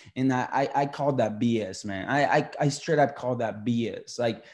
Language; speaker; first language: English; early bilingual, other home language; Spanish